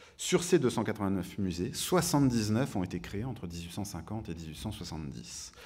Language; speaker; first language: French; native; French